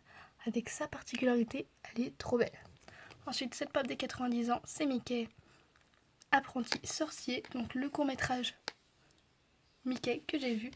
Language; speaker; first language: French; native; French